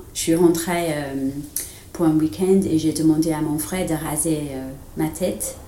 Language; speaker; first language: French; non-native, fluent; English